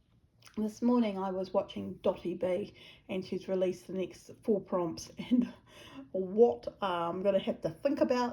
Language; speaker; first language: English; native; English